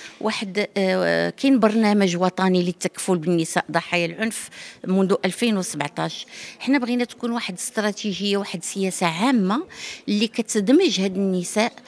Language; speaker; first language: Arabic; native; Arabic